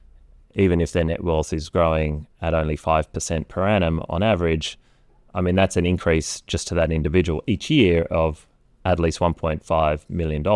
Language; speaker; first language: English; native; English